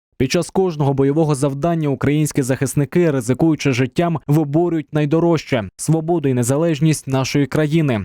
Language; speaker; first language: Ukrainian; native; Ukrainian